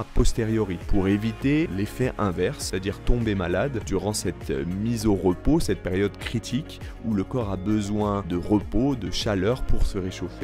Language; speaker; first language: French; native; French